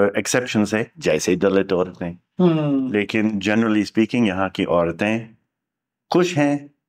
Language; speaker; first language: Hindi; non-native, fluent; English